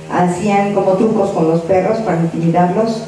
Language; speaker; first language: Spanish; native; Spanish